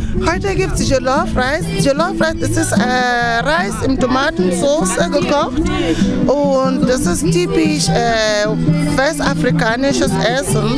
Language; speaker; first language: German; non-native, fluent; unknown